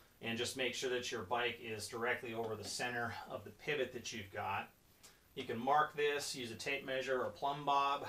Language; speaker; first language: English; native; English